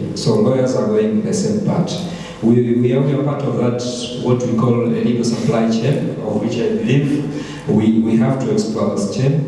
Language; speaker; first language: English; non-native, local second language; Swahili